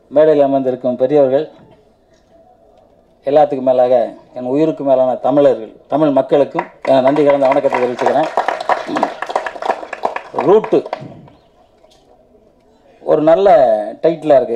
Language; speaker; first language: Tamil; native; Tamil